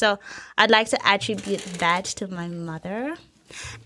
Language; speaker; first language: English; non-native, local second language; Ganda